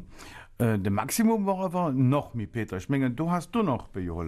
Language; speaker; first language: German; native; German